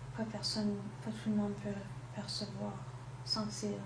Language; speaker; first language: French; non-native, local second language; English